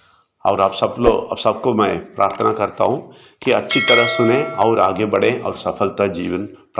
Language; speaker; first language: Hindi; non-native, local second language; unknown